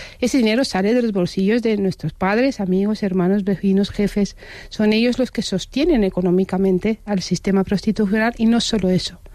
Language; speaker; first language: Spanish; non-native, fluent; Romanian